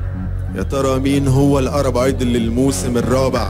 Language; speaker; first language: Arabic; native; Arabic